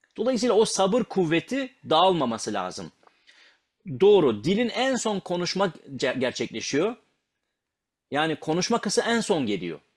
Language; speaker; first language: Turkish; non-native, local second language; Kurdish